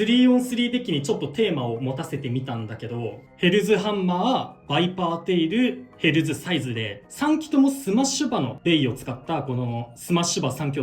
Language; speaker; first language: Japanese; native; Japanese